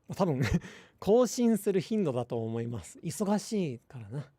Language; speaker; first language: Japanese; non-native, fluent; English